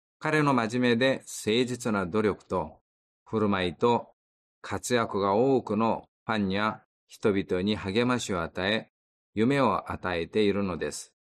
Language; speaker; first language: Japanese; non-native, fluent; Korean